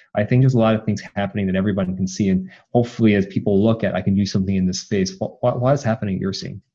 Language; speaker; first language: English; native; English